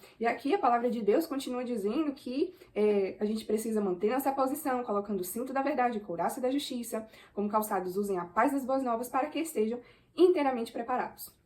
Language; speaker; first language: Portuguese; native; Portuguese